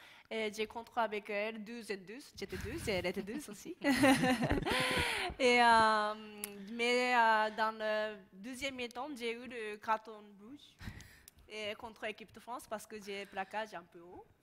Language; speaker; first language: French; non-native, learner; Japanese